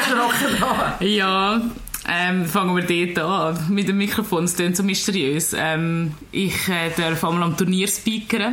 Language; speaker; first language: German; native; German